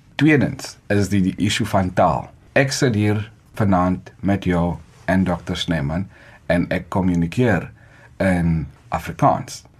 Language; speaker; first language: Afrikaans; non-native, local second language; Xhosa